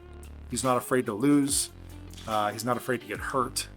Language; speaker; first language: English; native; English